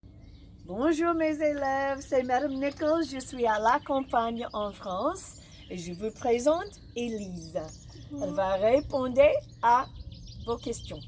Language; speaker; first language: French; non-native, fluent; English